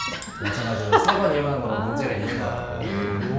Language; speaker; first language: Korean; native; Korean